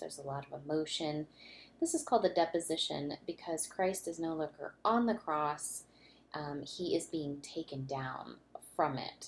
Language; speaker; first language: English; native; English